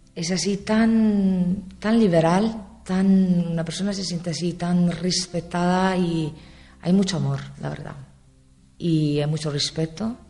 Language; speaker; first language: Spanish; non-native, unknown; Italian